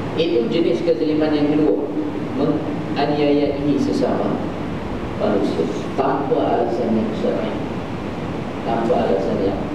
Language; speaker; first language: Malay; native; Malay